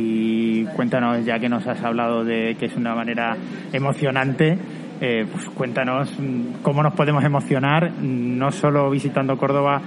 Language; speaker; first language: Spanish; native; Spanish